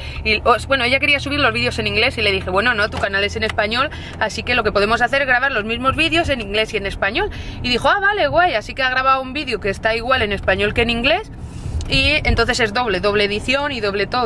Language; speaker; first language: Spanish; native; Spanish